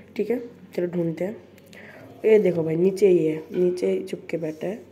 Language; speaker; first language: Hindi; non-native, local second language; Bangla